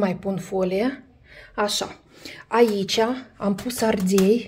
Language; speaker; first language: Romanian; non-native, learner; Russian